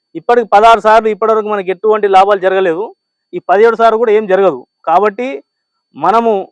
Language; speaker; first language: Telugu; non-native, local second language; Lambadi